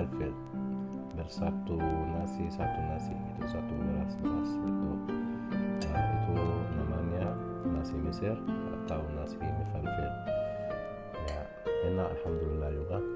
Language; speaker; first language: Indonesian; non-native, learner; Arabic